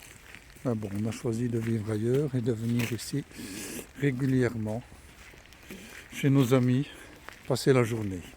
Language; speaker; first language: French; native; French